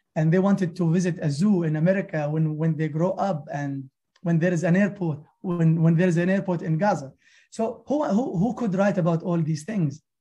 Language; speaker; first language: English; non-native, fluent; Arabic